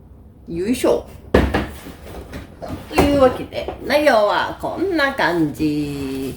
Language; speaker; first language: Japanese; native; Japanese